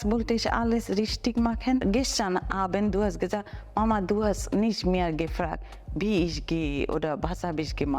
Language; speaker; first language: German; non-native, learner; Bangla